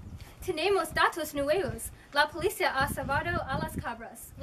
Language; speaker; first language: Spanish; non-native, learner; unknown